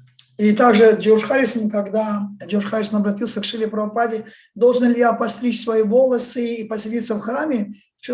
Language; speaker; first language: Russian; native; Russian